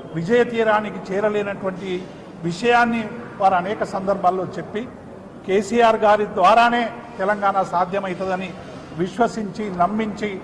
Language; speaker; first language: Telugu; native; Telugu